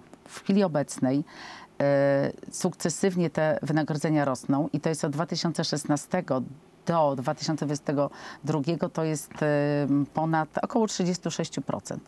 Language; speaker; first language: Polish; native; Polish